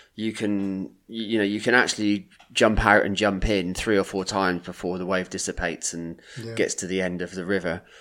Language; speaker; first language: English; native; English